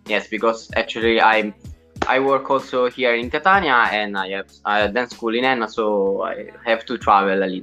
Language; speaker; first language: English; non-native, learner; Italian